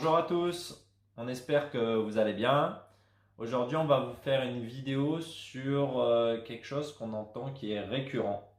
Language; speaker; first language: French; native; French